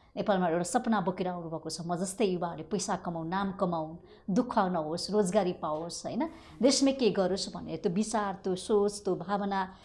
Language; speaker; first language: Nepali; native; Nepali